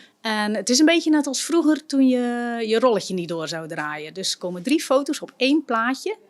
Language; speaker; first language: Dutch; native; Dutch